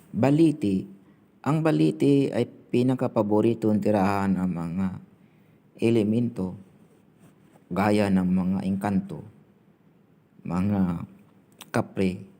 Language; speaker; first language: Filipino; non-native, local second language; Cebuano